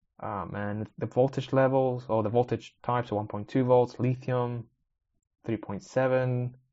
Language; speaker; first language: English; early bilingual, other home language; Spanish